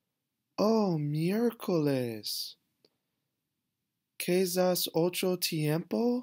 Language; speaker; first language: Spanish; non-native, learner; English